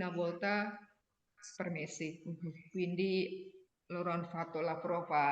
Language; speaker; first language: Italian; non-native, learner; Indonesian